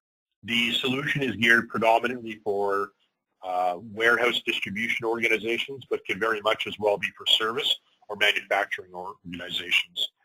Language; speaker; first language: English; native; English